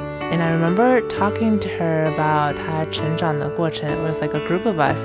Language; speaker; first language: English; early bilingual, other home language; Chinese